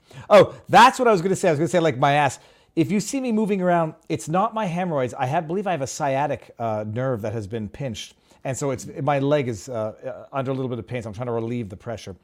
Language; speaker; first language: English; native; English